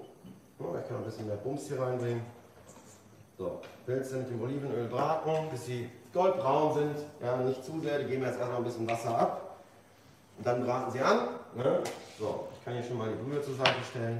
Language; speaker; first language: German; native; German